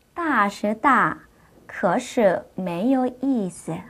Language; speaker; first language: Chinese; non-native, fluent; Korean